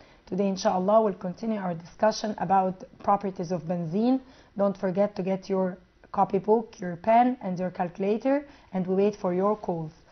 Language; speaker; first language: English; non-native, fluent; Arabic